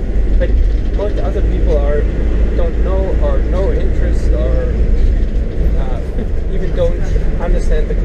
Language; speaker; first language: English; non-native, fluent; German